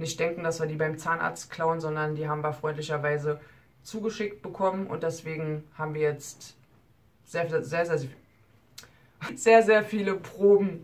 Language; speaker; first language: German; native; German